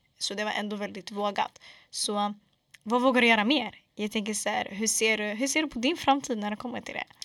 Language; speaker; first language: Swedish; early bilingual, other home language; Arabic